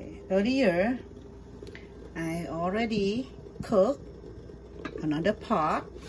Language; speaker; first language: English; non-native, learner; Vietnamese